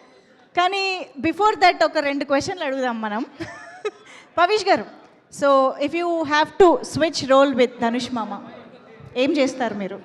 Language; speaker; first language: Telugu; native; Telugu